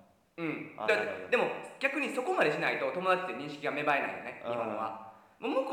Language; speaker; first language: Japanese; native; Japanese